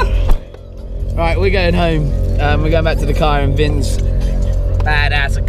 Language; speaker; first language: English; native; English